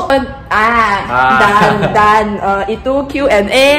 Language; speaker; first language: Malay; non-native, local second language; Chinese